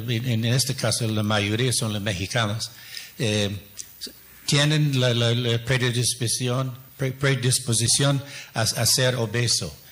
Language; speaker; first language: Spanish; non-native, fluent; English